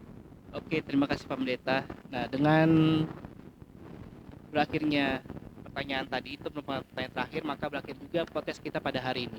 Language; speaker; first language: Indonesian; native; Indonesian